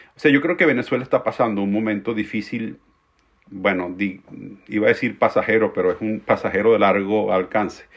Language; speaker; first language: Spanish; native; Spanish